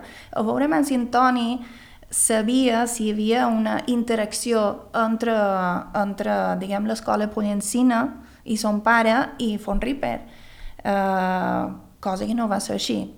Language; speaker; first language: Catalan; early bilingual, other home language; Swedish